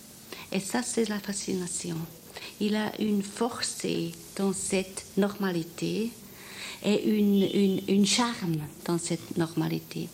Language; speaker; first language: French; non-native, fluent; German